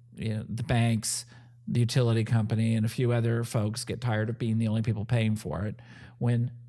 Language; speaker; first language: English; native; English